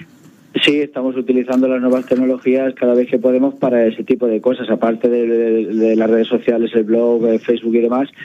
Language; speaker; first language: Spanish; native; Spanish